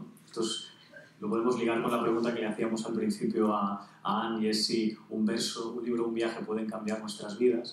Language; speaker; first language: Spanish; native; Spanish